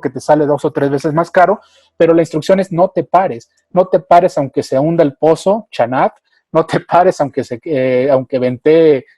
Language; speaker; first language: Spanish; native; Spanish